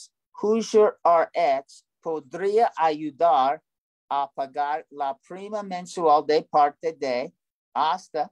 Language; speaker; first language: Spanish; non-native, learner; English